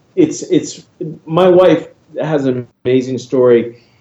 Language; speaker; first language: English; native; English